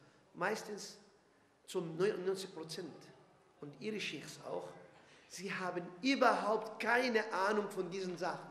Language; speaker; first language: German; non-native, fluent; Arabic